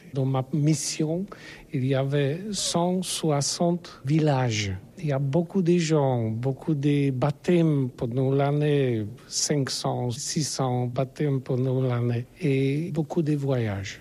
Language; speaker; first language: French; non-native, learner; Polish